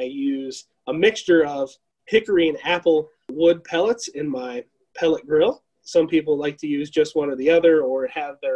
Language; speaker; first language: English; native; English